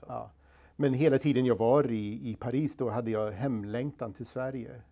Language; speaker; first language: Swedish; non-native, fluent; English